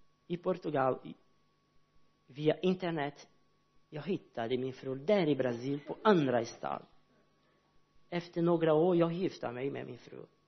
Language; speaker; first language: Swedish; non-native, learner; Portuguese